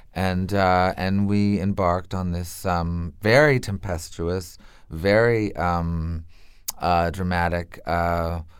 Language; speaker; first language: English; native; English